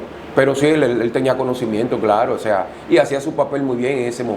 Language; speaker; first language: Spanish; native; Spanish